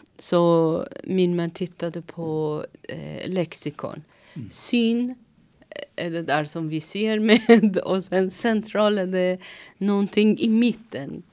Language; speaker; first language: Swedish; non-native, fluent; Persian